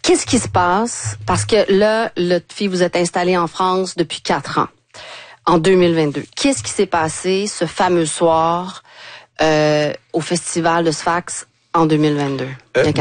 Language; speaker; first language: French; native; French